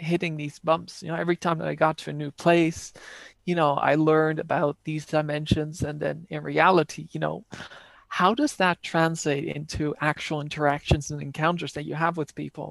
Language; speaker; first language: English; non-native, fluent; Dutch